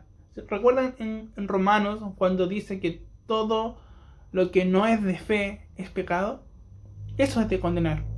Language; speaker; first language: Spanish; native; Spanish